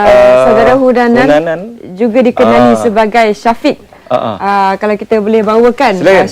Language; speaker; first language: Malay; native; Malay